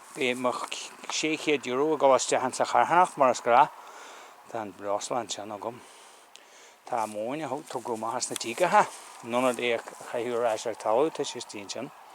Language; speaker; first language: Irish; native; Irish